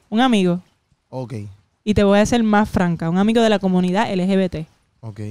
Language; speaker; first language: Spanish; native; Spanish